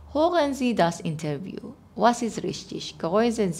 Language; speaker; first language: German; non-native, fluent; Persian